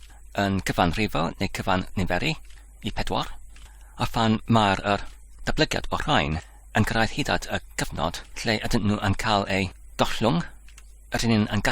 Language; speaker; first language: Welsh; non-native, learner; English